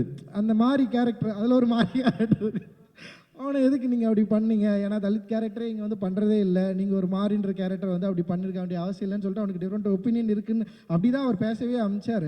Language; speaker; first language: Tamil; native; Tamil